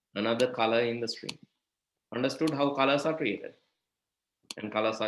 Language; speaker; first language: English; non-native, local second language; Sinhala